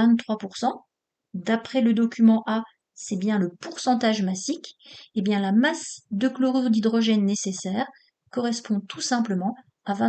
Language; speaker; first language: French; native; French